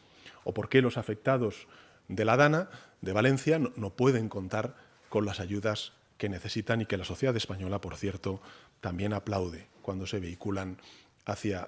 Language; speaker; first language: Spanish; native; Spanish